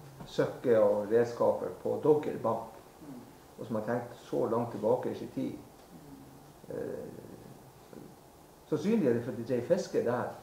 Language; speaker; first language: Norwegian; native; Norwegian